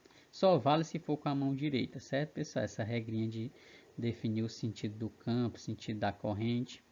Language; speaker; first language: Portuguese; native; Portuguese